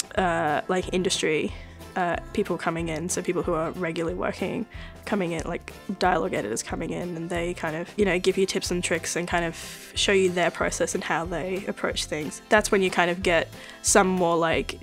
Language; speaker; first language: English; native; English